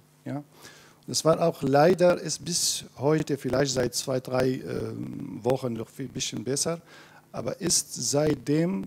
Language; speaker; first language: German; non-native, fluent; Kurdish